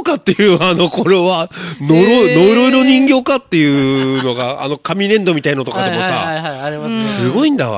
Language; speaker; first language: Japanese; native; Japanese